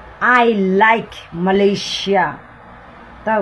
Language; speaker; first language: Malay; non-native, learner; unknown